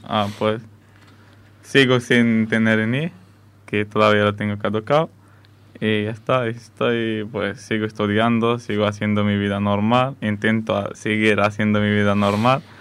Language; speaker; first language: Spanish; non-native, fluent; Arabic